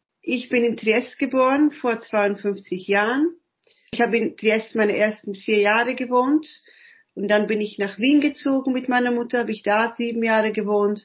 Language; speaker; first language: German; early bilingual, other home language; Italian